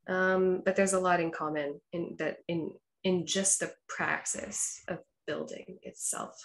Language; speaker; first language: English; native; English